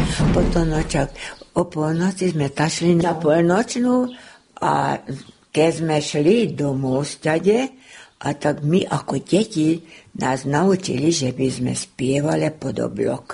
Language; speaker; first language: Slovak; native; Slovak